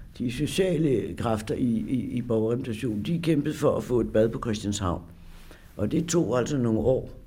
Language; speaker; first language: Danish; native; Danish